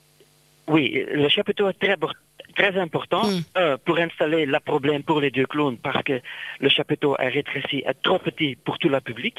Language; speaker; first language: French; non-native, local second language; Dutch